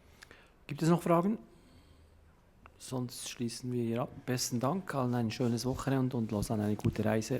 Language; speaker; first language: German; native; German